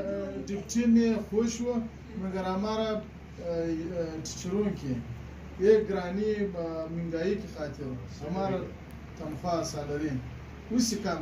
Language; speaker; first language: Hindi; non-native, learner; Pashto